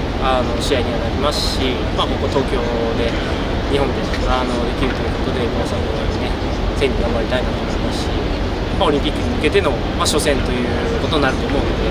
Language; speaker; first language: Japanese; native; Japanese